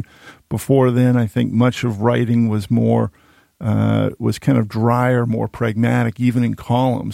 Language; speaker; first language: English; native; English